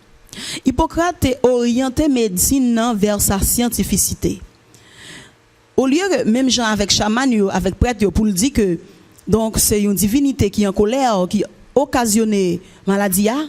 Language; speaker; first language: French; non-native, local second language; Haitian Creole